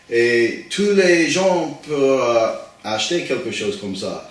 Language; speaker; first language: French; non-native, learner; English